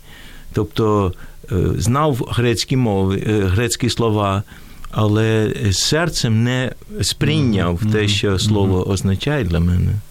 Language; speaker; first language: Ukrainian; non-native, fluent; Dutch